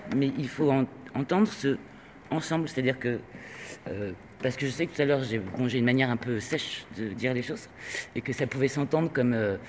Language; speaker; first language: French; non-native, fluent; Spanish